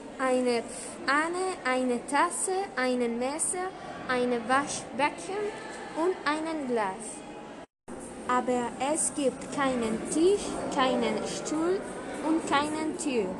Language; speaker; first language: German; non-native, learner; Spanish